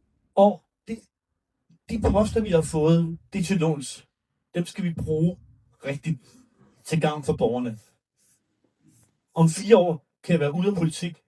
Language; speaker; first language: Danish; early bilingual, other home language; Urdu